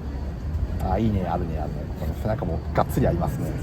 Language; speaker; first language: Japanese; native; Japanese